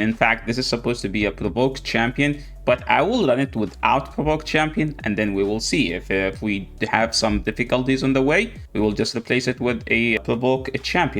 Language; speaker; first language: English; non-native, fluent; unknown